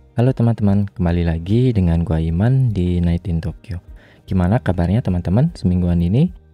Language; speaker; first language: Indonesian; native; Indonesian